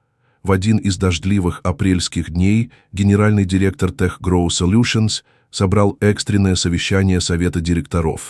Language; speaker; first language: Russian; native; Russian